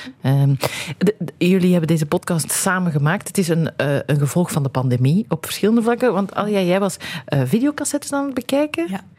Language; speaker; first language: Dutch; native; Dutch